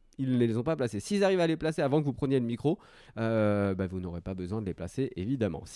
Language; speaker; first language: French; native; French